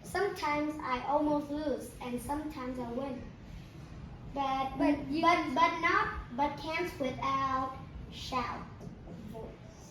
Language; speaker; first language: English; non-native, learner; Vietnamese